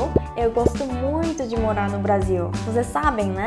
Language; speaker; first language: Portuguese; non-native, fluent; Korean